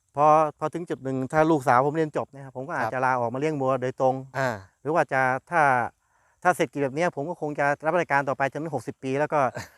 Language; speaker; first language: Thai; native; Thai